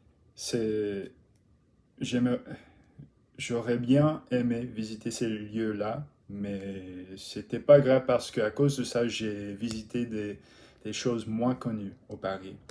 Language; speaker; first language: French; non-native, learner; English